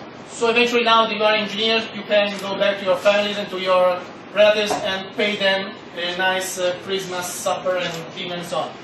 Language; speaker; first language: English; non-native, fluent; Italian